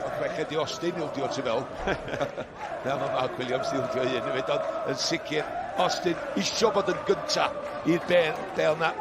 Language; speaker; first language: Welsh; native; Welsh